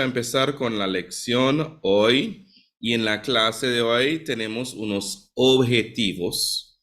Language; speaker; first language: Spanish; non-native, fluent; English